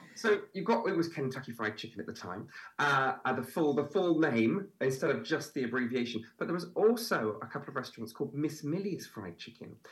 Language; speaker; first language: English; native; English